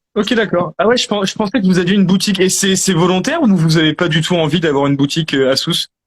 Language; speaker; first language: French; native; French